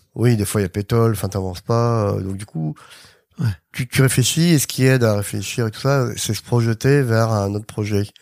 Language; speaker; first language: French; native; French